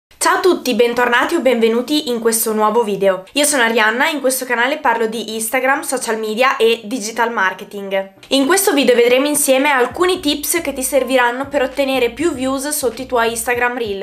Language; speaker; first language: Italian; native; Italian